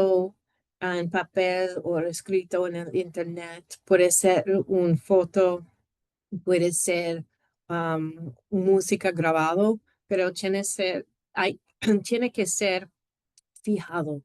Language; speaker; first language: Spanish; non-native, fluent; English